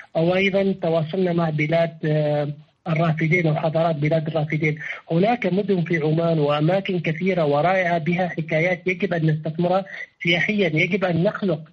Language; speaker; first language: Arabic; native; Arabic